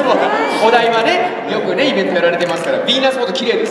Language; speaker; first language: Japanese; native; Japanese